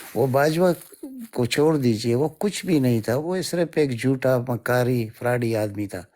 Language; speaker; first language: Urdu; non-native, local second language; Pashto